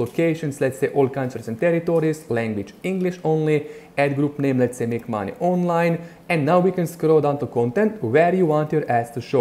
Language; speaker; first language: English; non-native, fluent; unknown